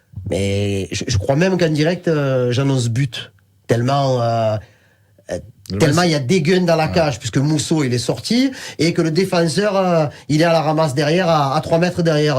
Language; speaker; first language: French; native; French